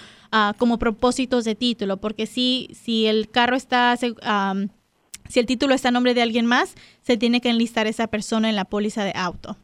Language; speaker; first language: Spanish; native; Spanish